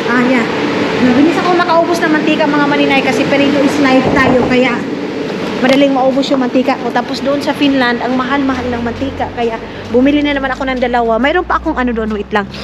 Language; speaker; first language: Filipino; non-native, local second language; Cebuano